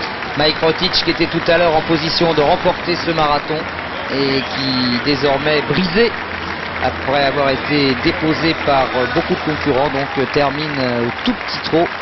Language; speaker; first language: French; native; French